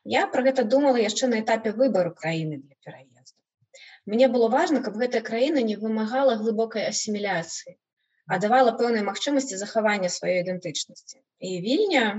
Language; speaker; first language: Belarusian; non-native, local second language; Russian